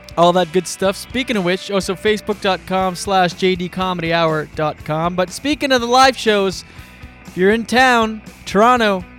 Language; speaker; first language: English; native; English